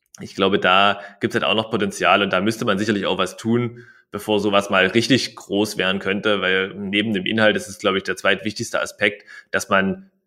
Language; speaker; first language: German; native; German